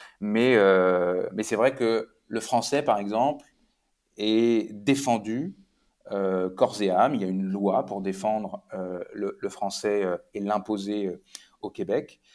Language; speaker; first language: French; native; French